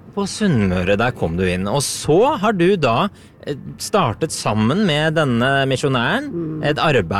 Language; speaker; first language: Norwegian; native; Norwegian